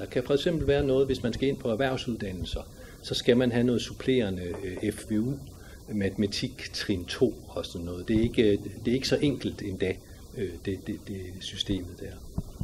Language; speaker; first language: Danish; native; Danish